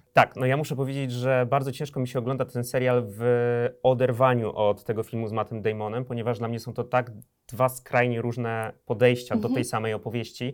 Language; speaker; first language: Polish; native; Polish